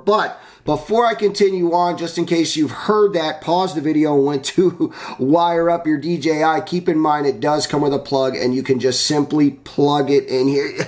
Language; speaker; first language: English; native; English